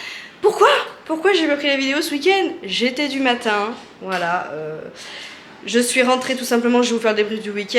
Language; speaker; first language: French; native; French